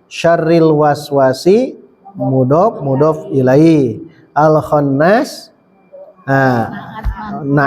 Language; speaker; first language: Arabic; non-native, fluent; Indonesian